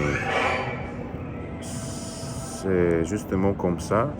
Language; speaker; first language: French; non-native, learner; Russian